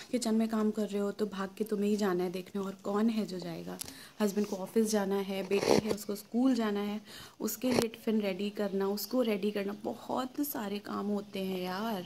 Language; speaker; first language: Hindi; native; Hindi